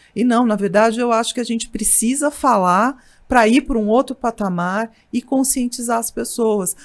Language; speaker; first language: Portuguese; native; Portuguese